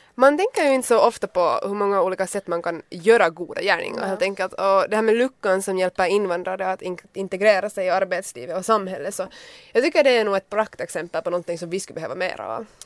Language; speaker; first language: Swedish; native; Swedish